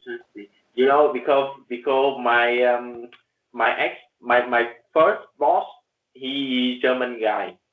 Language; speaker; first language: English; non-native, learner; Vietnamese